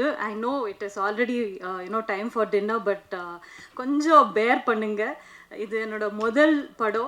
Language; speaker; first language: Tamil; non-native, local second language; Kannada